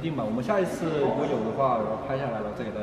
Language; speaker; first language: Chinese; native; Chinese